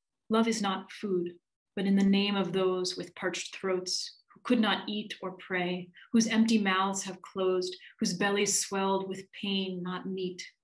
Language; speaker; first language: English; native; English